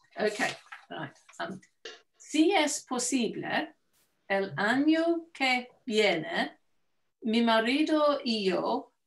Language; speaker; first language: Spanish; non-native, learner; English